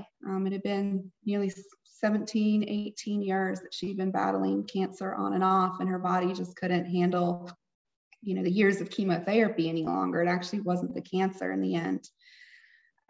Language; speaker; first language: English; native; English